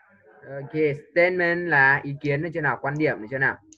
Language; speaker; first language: Vietnamese; native; Vietnamese